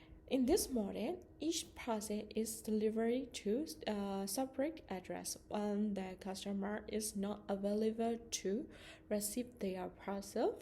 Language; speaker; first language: English; non-native, learner; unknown